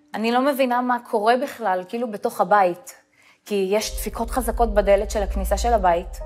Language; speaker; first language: Hebrew; early bilingual, other home language; Russian